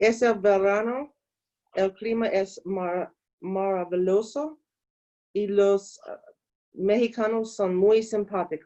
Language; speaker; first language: Spanish; non-native, learner; English